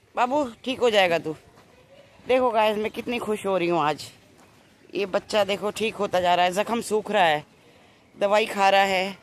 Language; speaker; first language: Hindi; native; Hindi